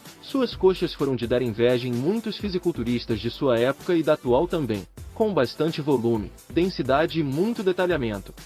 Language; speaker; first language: Portuguese; native; Portuguese